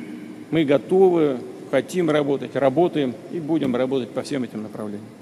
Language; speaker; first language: Russian; native; Russian